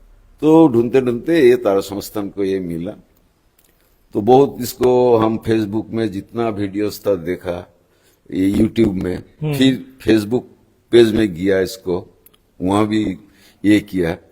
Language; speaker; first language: Hindi; non-native, local second language; Bangla